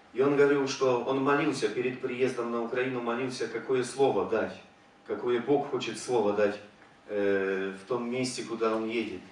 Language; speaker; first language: Russian; non-native, fluent; Polish